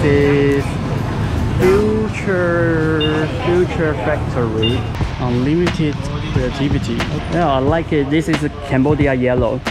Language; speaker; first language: English; non-native, fluent; Chinese